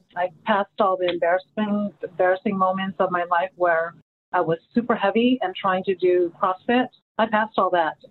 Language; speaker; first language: English; early bilingual, other home language; Filipino